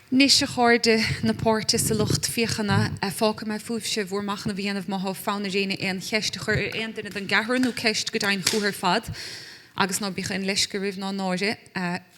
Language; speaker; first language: Irish; native; Irish